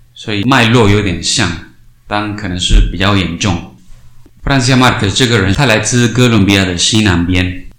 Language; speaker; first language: Chinese; non-native, fluent; Spanish